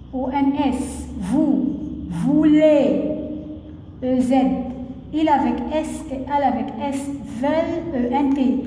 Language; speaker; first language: French; non-native, fluent; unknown